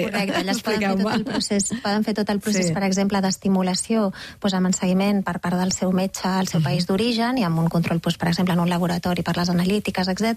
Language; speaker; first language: Catalan; native; Catalan